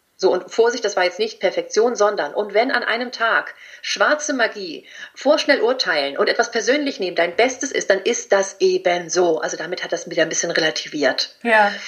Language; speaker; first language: German; early bilingual, other home language; Spanish